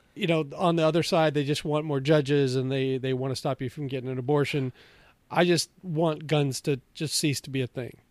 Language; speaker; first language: English; native; English